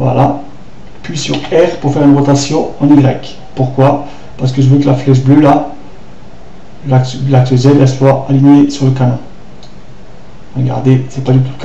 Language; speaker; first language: French; native; French